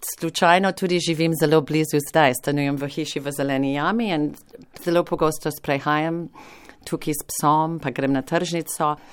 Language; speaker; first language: Slovenian; non-native, fluent; English